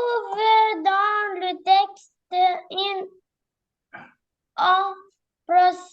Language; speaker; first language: French; non-native, learner; Arabic